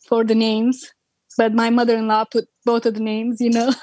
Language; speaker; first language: English; non-native, fluent; Turkish